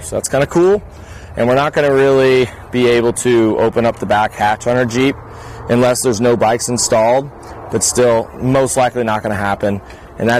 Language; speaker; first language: English; native; English